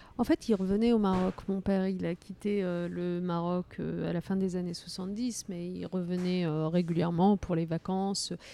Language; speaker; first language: French; early bilingual, other home language; Riffian